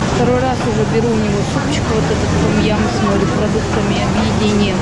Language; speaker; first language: Russian; native; Russian